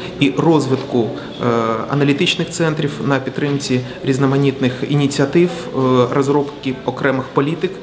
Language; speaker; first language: Ukrainian; native; Ukrainian